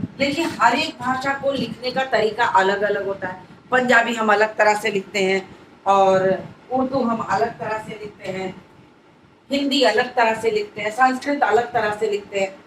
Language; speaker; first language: Hindi; native; Hindi